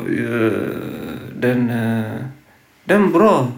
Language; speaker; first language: Swedish; non-native, learner; Tigrinya